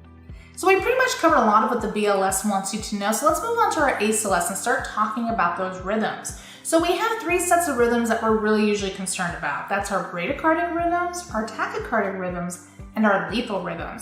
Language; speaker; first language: English; native; English